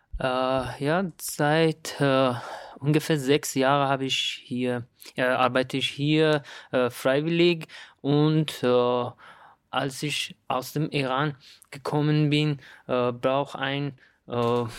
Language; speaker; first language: German; non-native, learner; Persian